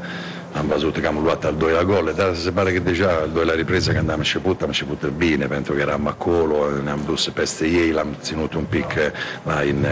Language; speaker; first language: Romanian; non-native, fluent; Italian